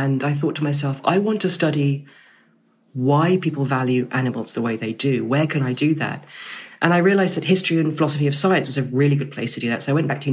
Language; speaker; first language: English; native; English